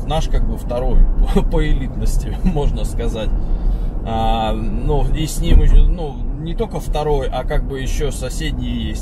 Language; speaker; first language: Russian; native; Russian